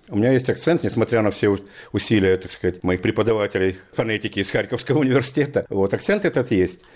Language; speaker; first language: Russian; native; Russian